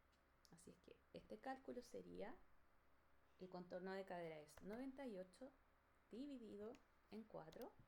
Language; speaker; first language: Spanish; native; Spanish